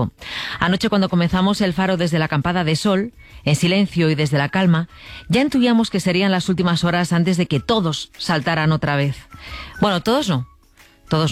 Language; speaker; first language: Spanish; native; Spanish